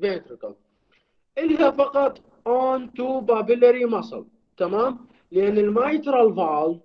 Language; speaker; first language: Arabic; native; Arabic